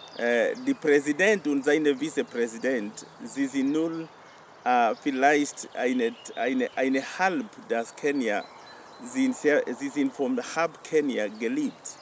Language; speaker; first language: German; non-native, learner; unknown